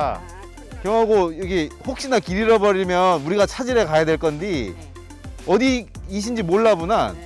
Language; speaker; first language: Korean; native; Korean